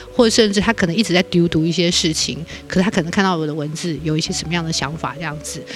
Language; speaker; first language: Chinese; native; Chinese